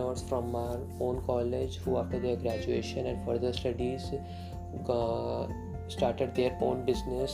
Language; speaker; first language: English; non-native, local second language; Hindi